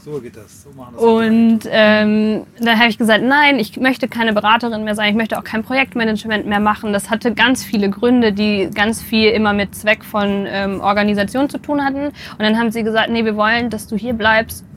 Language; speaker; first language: German; native; German